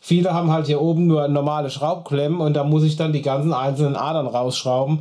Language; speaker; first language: German; native; German